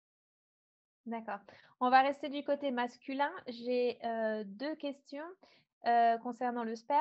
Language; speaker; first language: French; native; French